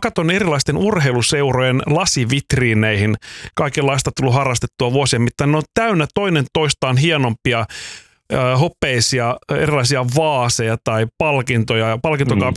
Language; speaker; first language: Finnish; native; Finnish